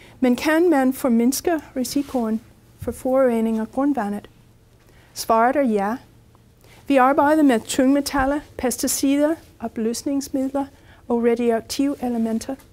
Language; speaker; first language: Danish; non-native, fluent; English